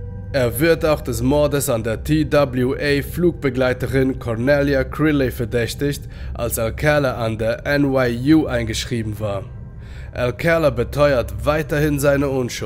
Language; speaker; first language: German; native; German